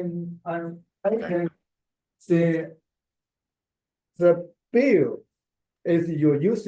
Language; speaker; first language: English; non-native, learner; Chinese